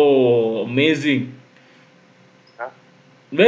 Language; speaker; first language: Turkish; non-native, learner; Indonesian